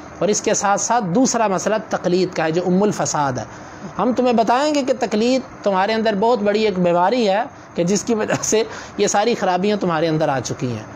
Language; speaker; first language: Urdu; non-native, local second language; Punjabi